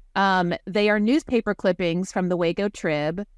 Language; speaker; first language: English; native; English